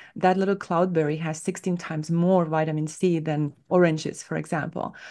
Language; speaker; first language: English; non-native, fluent; Estonian